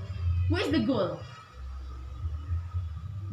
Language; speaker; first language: English; non-native, learner; Indonesian